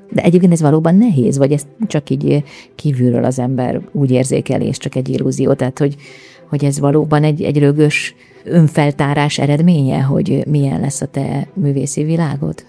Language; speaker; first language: Hungarian; native; Hungarian